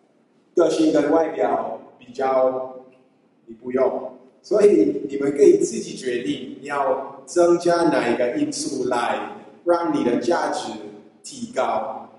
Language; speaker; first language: Chinese; non-native, fluent; English